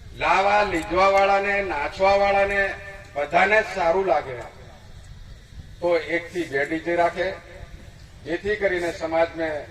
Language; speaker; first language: Gujarati; non-native, local second language; Rathawi